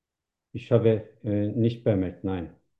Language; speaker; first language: German; non-native, learner; Turkish